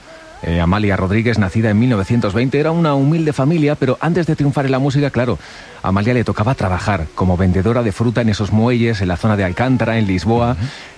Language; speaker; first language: Spanish; native; Spanish